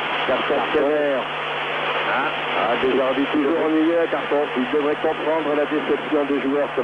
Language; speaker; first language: French; native; French